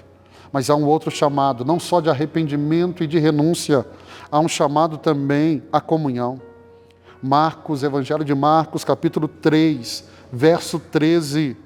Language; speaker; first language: Portuguese; native; Portuguese